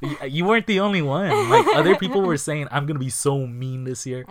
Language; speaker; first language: English; native; English